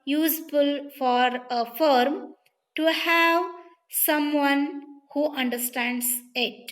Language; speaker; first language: English; non-native, local second language; Kannada